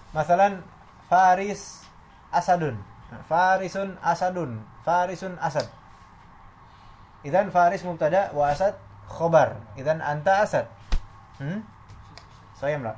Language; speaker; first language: Arabic; non-native, fluent; Indonesian